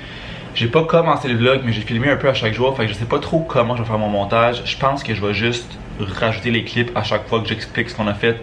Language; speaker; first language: French; native; French